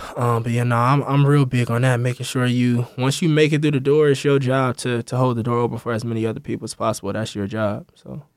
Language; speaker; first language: English; native; English